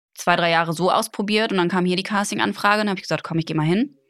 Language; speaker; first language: German; native; German